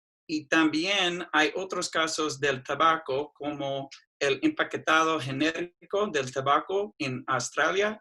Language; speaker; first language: Spanish; non-native, fluent; English